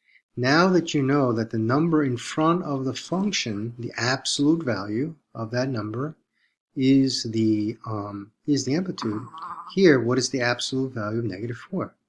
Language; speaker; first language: English; native; English